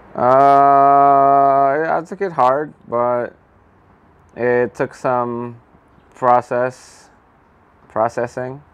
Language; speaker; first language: English; early bilingual, other home language; Indonesian